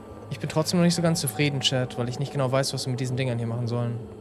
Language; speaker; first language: German; native; German